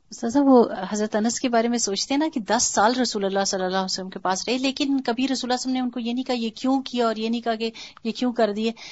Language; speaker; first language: Urdu; native; Urdu